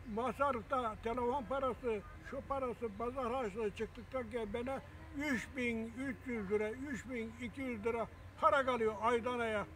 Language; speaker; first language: Turkish; native; Turkish